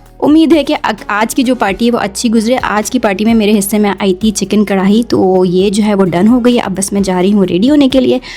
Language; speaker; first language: Urdu; native; Urdu